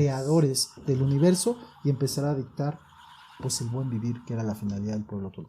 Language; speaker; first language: Spanish; native; Spanish